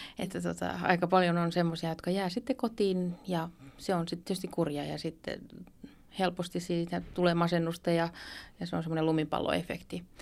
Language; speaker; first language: Finnish; native; Finnish